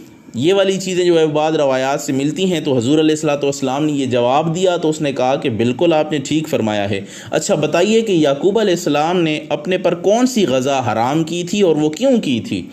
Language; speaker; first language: Urdu; native; Urdu